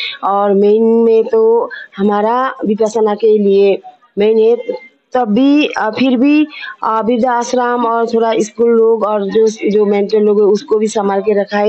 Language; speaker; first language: Hindi; non-native, fluent; Burmese